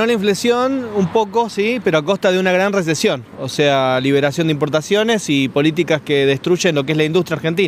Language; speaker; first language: Spanish; native; Spanish